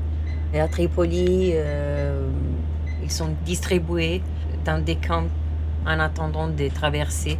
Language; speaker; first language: French; non-native, fluent; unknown